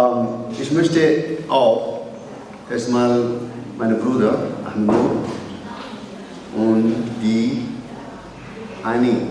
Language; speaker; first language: German; non-native, learner; Somali